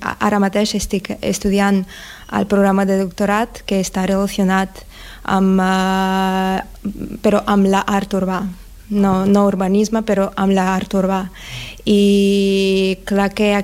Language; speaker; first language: Catalan; non-native, learner; Russian